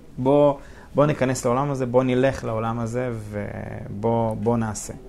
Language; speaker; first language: Hebrew; early bilingual, other home language; Russian